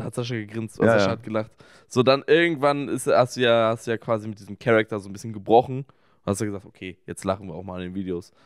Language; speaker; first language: German; native; German